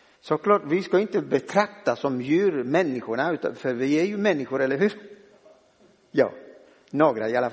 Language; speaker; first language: Swedish; non-native, fluent; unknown